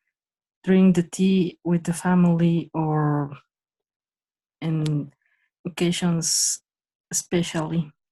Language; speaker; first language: English; non-native, learner; Spanish